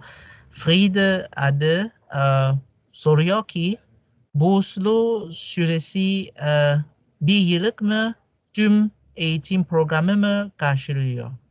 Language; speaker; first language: Turkish; non-native, fluent; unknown